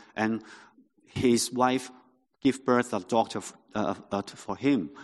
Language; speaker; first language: English; non-native, local second language; Cantonese